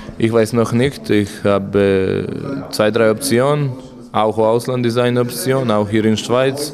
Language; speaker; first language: German; non-native, learner; Croatian